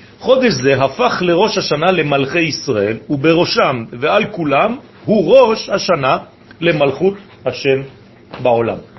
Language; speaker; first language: Hebrew; non-native, fluent; French